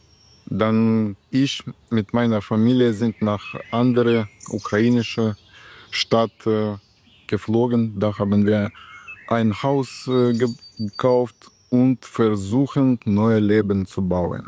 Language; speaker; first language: German; non-native, learner; Russian